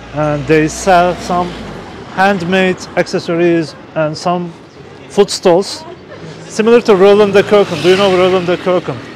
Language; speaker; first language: English; non-native, fluent; Turkish